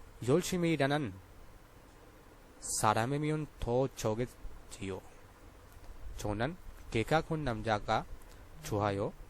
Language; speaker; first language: Korean; non-native, fluent; Urdu